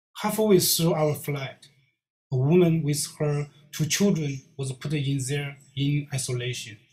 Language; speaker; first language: English; non-native, learner; Chinese